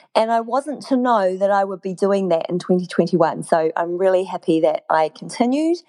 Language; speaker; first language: English; native; English